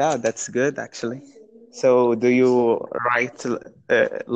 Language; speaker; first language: English; non-native, learner; Arabic